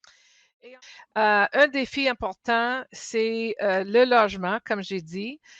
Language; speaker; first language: French; non-native, local second language; English